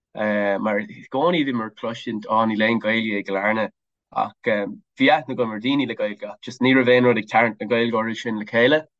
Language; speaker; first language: Irish; non-native, local second language; English